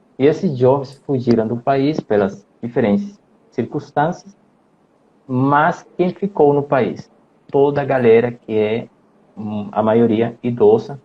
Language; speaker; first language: Portuguese; non-native, fluent; Spanish